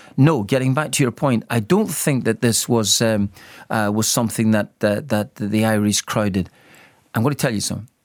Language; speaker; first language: English; native; English